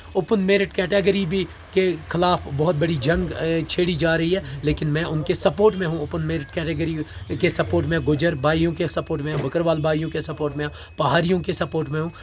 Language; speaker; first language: Urdu; non-native, local second language; Kashmiri